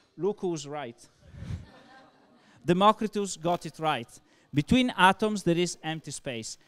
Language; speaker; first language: English; non-native, fluent; Italian